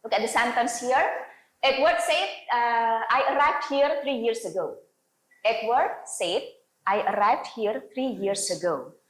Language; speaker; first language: English; non-native, fluent; Indonesian